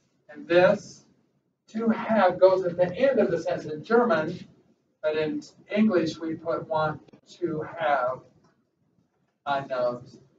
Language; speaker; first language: English; native; English